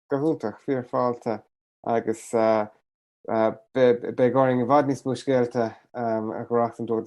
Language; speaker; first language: Irish; native; Irish